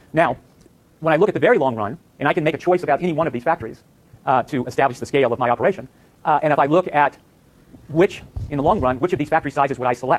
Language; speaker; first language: English; native; English